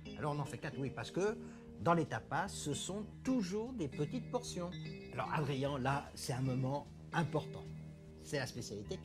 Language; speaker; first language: French; native; French